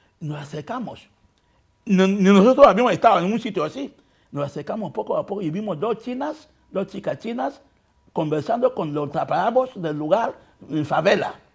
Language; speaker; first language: Spanish; non-native, local second language; Fang